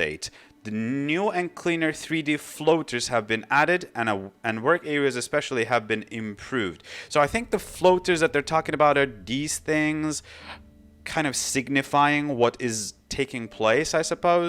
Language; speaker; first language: English; non-native, fluent; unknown